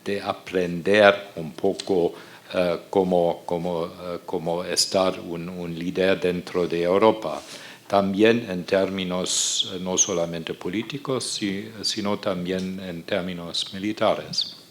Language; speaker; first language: Spanish; non-native, fluent; German